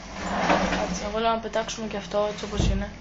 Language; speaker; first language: Greek; native; Greek